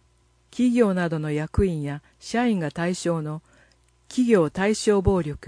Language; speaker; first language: Japanese; native; Japanese